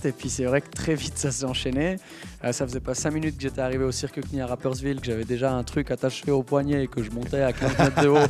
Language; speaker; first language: French; native; French